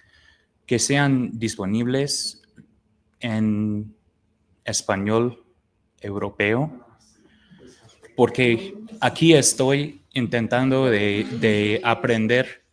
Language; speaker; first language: Spanish; non-native, fluent; English